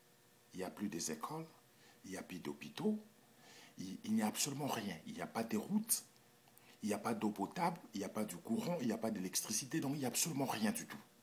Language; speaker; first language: French; non-native, local second language; Lingala